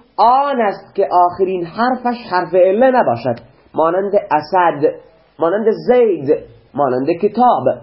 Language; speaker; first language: Persian; non-native, local second language; Baluchi